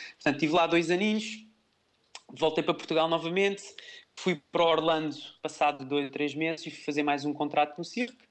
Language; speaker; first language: Portuguese; native; Portuguese